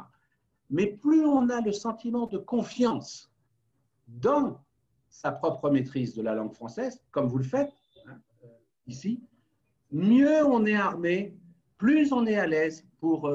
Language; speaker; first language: French; native; French